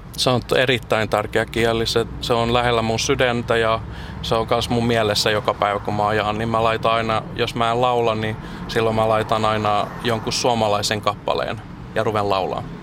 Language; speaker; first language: Finnish; early bilingual, heritage; Finnish